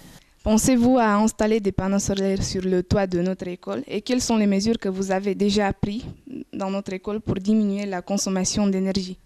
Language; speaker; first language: French; non-native, learner; Romanian